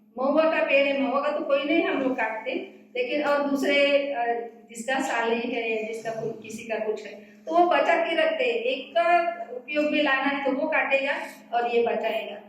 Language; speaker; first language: Hindi; non-native, local second language; Gondi